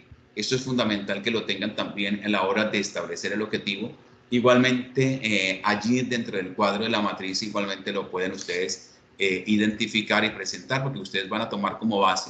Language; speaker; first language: Spanish; native; Spanish